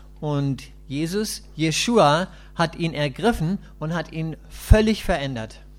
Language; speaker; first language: German; native; German